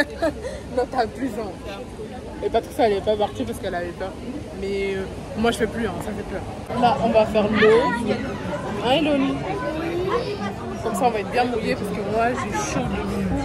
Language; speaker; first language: French; native; French